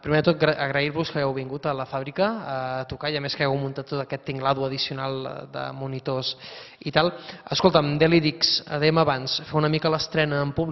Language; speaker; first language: Catalan; native; Catalan